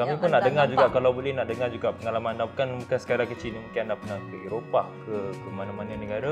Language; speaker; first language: Malay; native; Malay